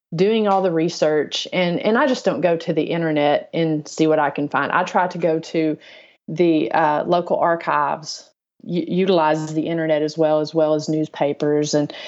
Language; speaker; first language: English; native; English